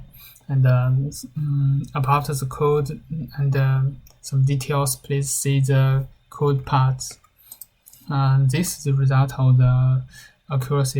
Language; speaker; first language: English; non-native, learner; Chinese